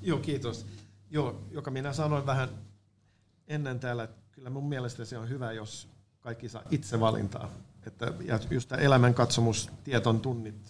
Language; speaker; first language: Finnish; non-native, learner; Swedish